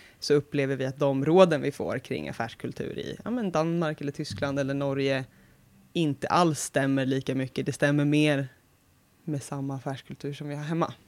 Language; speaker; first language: Swedish; native; Swedish